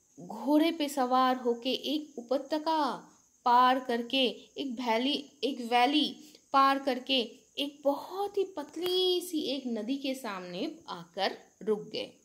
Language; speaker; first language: Hindi; non-native, local second language; Bangla